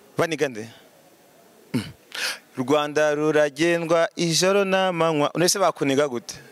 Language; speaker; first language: Kinyarwanda; early bilingual, heritage; Kinyarwanda